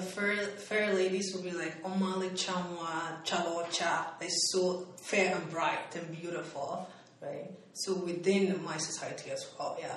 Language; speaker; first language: English; non-native, local second language; Igbo